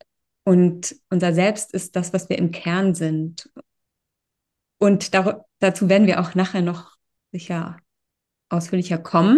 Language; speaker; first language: German; native; German